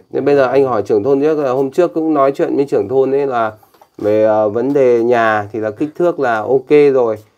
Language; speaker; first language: Vietnamese; native; Vietnamese